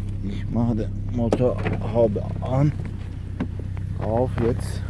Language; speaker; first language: German; non-native, learner; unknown